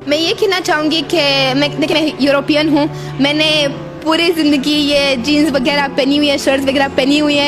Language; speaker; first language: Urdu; non-native, learner; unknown